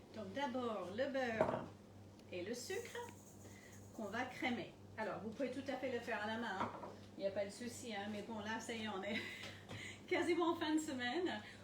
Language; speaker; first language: French; non-native, fluent; English